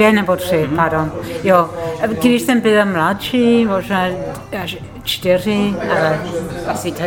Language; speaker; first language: Czech; non-native, learner; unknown